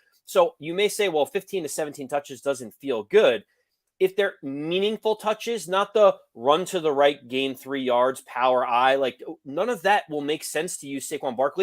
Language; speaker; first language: English; native; English